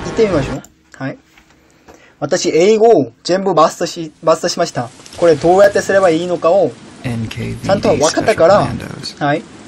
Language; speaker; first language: Japanese; non-native, learner; Korean